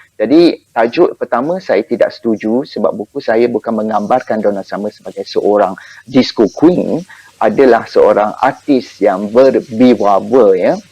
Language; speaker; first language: Malay; native; Malay